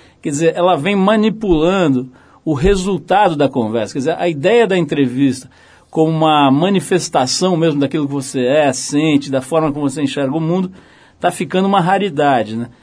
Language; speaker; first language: Portuguese; native; Portuguese